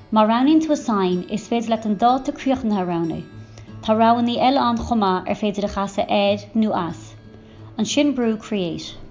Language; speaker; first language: Irish; native; Irish